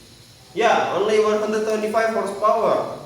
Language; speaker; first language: English; non-native, learner; Indonesian